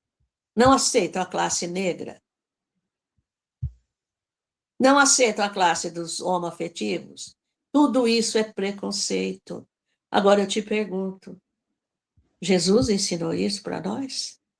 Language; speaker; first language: Portuguese; native; Portuguese